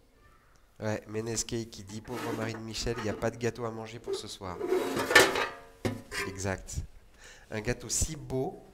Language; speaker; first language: French; native; French